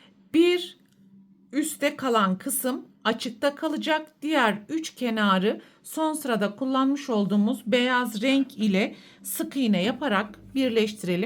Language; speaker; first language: Turkish; native; Turkish